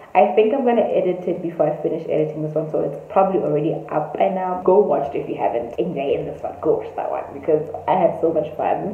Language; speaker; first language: English; non-native, local second language; Tswana